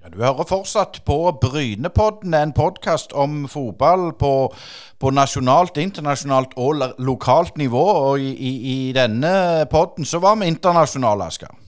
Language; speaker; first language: Norwegian; native; Norwegian